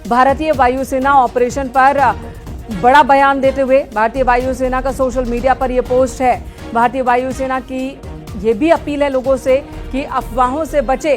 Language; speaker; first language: Hindi; native; Hindi